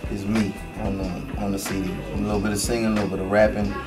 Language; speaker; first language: English; native; English